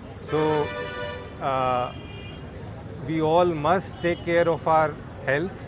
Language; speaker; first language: English; non-native, local second language; Hindi